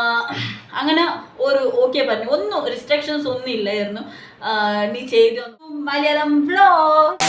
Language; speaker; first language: Malayalam; non-native, local second language; Tulu